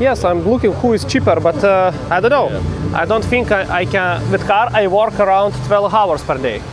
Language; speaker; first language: English; non-native, learner; Lithuanian